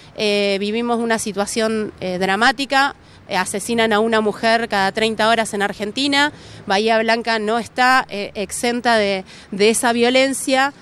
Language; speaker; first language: Spanish; native; Spanish